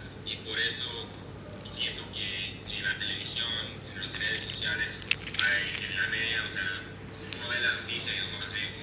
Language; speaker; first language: Spanish; non-native, fluent; English